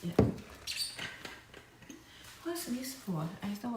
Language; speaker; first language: English; non-native, learner; Chinese